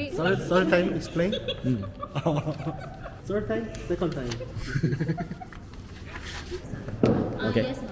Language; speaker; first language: English; non-native, learner; Korean